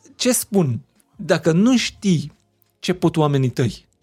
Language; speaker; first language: Romanian; non-native, local second language; Hungarian